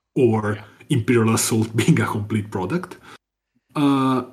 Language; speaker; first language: English; non-native, fluent; Italian